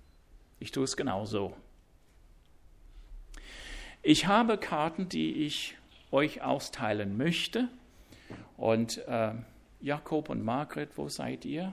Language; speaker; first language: German; non-native, fluent; English